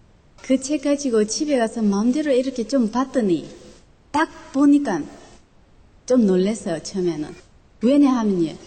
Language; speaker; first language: Korean; non-native, local second language; Chinese